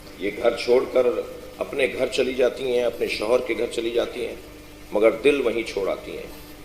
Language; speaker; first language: Urdu; non-native, local second language; Sindhi